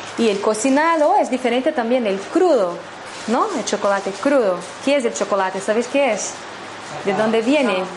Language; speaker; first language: Spanish; non-native, fluent; Portuguese